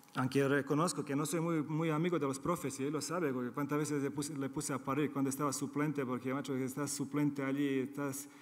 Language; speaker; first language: Spanish; non-native, fluent; Serbian